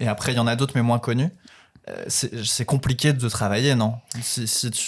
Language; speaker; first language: French; native; French